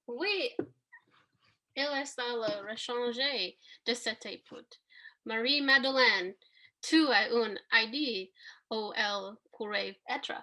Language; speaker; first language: French; non-native, learner; English